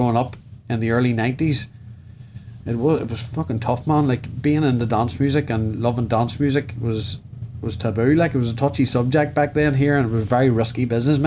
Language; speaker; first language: English; native; English